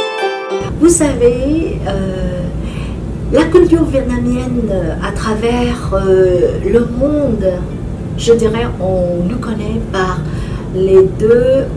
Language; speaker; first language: French; non-native, fluent; Vietnamese